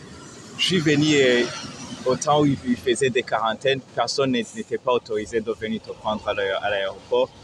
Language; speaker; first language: French; non-native, local second language; Rundi